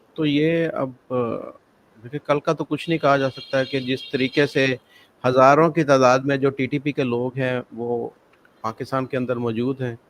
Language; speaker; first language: Urdu; non-native, local second language; Punjabi